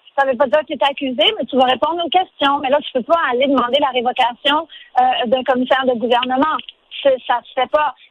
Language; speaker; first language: French; native; French